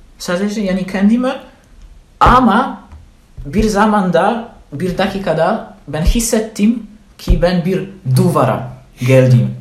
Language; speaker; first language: Turkish; non-native, learner; Polish